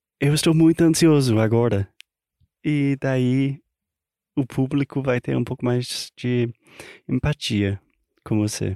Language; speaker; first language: Portuguese; non-native, fluent; English